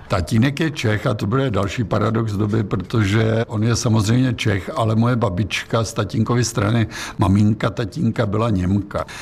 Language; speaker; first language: Czech; native; Czech